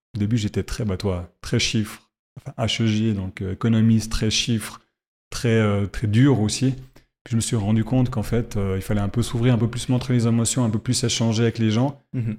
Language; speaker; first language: French; native; French